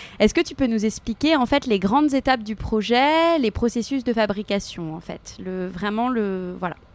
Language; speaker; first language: French; native; French